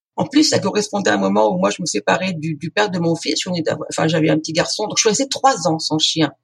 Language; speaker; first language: French; native; French